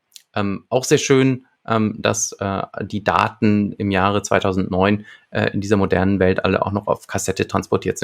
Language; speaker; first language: German; native; German